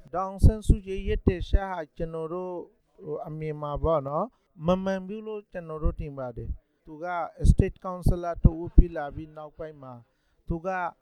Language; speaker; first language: Burmese; non-native, local second language; Rohingya